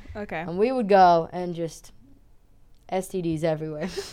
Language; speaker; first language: English; non-native, fluent; Portuguese